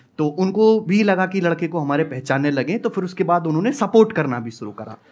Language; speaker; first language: Hindi; native; Hindi